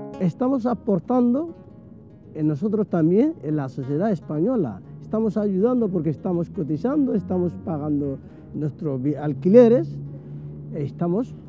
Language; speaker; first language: Spanish; non-native, fluent; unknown